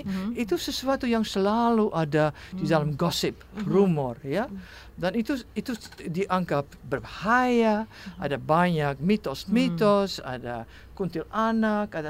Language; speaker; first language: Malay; non-native, fluent; Dutch